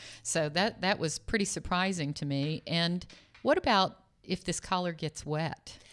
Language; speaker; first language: English; native; English